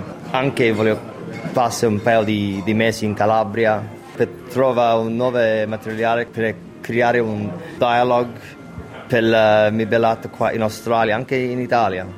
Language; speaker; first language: Italian; early bilingual, heritage; English